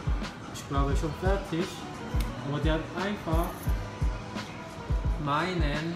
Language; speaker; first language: German; non-native, learner; Korean